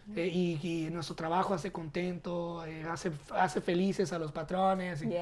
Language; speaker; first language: Spanish; early bilingual, heritage; Spanish